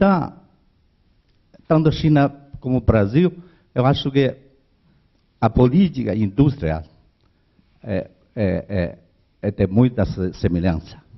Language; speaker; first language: Portuguese; non-native, learner; Chinese